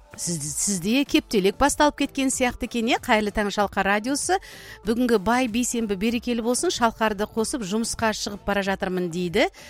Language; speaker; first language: Kazakh; native; Kazakh